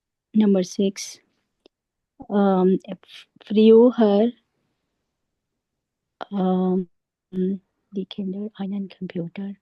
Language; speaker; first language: German; non-native, learner; Urdu